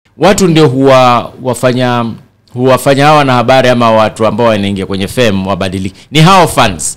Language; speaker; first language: Swahili; non-native, local second language; Giryama